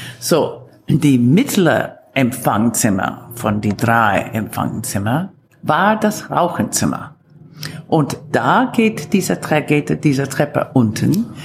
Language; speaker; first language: German; non-native, fluent; Italian